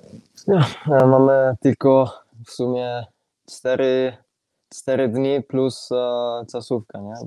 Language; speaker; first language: Polish; non-native, fluent; Italian